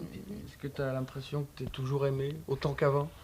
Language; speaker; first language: French; native; French